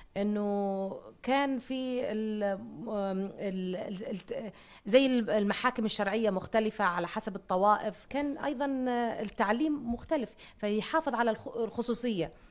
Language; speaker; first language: Arabic; native; Arabic